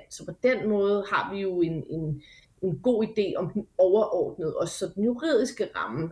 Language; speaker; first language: Danish; native; Danish